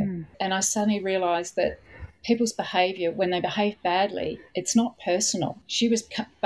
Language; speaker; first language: English; native; English